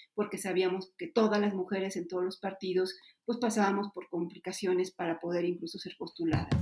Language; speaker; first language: Spanish; native; Spanish